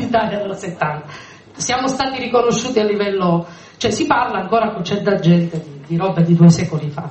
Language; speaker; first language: Italian; native; Italian